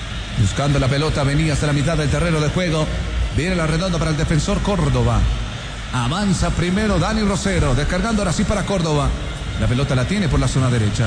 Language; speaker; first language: Spanish; native; Spanish